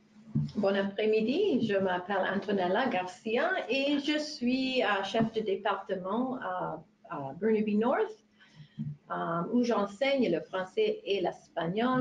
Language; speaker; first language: French; non-native, fluent; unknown